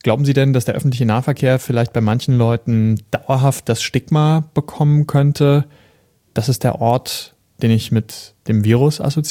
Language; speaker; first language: German; native; German